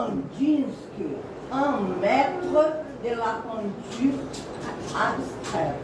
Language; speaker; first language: French; non-native, learner; Portuguese